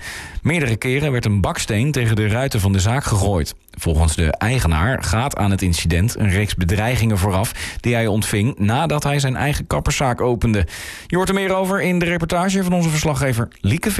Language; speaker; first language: Dutch; native; Dutch